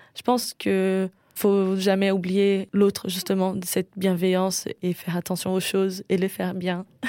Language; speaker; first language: French; non-native, fluent; Portuguese